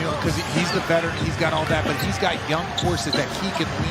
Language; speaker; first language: English; native; English